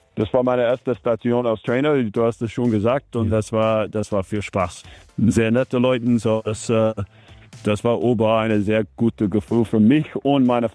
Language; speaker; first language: German; non-native, learner; English